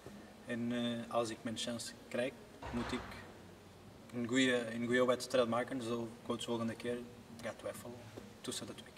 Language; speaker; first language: Dutch; non-native, learner; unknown